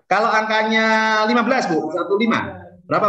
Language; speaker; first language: Indonesian; native; Indonesian